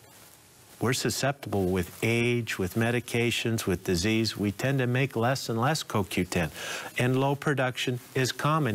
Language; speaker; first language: English; native; English